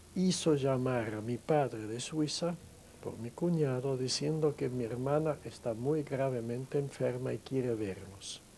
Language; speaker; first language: Spanish; non-native, fluent; German